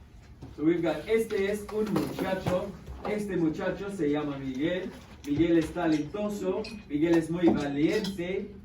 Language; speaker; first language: Spanish; non-native, fluent; English